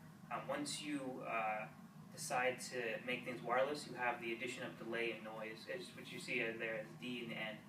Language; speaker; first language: English; native; English